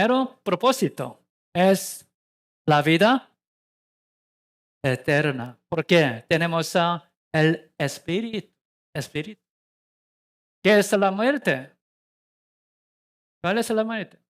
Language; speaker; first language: Spanish; non-native, learner; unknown